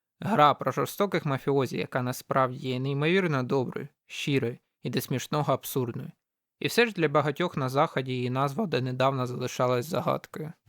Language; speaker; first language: Ukrainian; native; Ukrainian